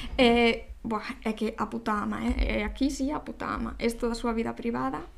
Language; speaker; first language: Galician; non-native, local second language; Spanish